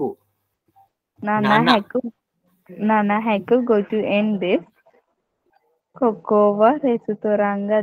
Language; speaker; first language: Japanese; non-native, learner; Sinhala